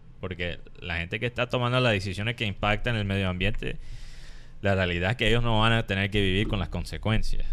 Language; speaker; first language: Spanish; non-native, fluent; English